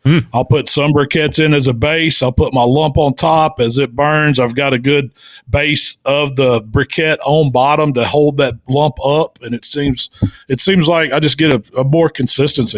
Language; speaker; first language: English; native; English